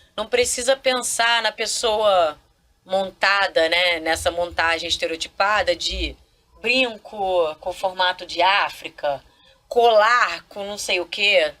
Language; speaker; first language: Portuguese; non-native, local second language; Kabuverdianu